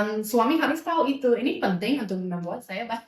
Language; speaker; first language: Indonesian; non-native, fluent; English